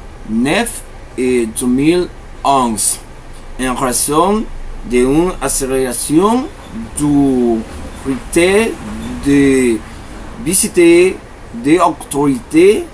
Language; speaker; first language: French; non-native, learner; Spanish